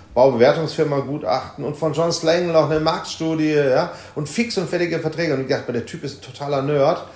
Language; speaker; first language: German; native; German